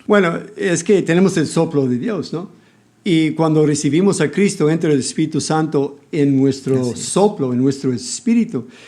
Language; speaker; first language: Spanish; non-native, fluent; English